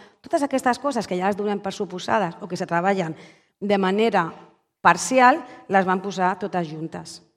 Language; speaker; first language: Catalan; non-native, local second language; Spanish